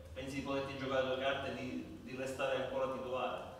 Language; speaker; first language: Italian; native; Italian